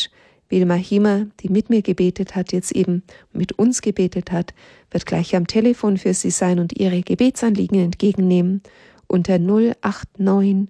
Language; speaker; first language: German; native; German